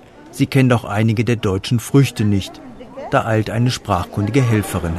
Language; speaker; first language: German; native; German